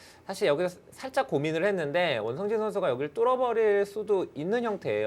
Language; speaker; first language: Korean; native; Korean